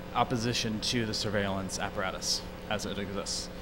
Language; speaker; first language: English; native; English